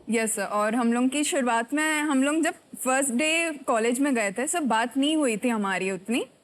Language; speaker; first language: Hindi; non-native, local second language; Bangla